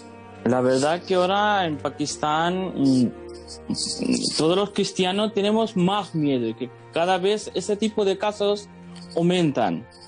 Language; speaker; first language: Spanish; non-native, fluent; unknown